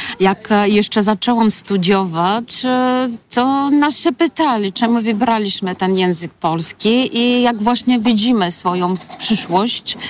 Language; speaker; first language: Polish; non-native, fluent; Bulgarian